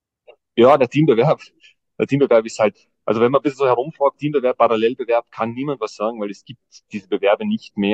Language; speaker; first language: German; native; German